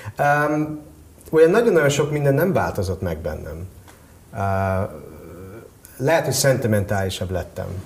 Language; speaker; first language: Hungarian; early bilingual, heritage; Hungarian